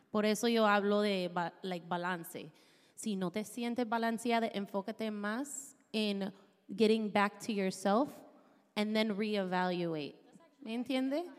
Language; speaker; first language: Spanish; non-native, fluent; English